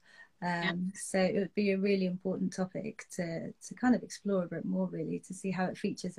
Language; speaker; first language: English; native; English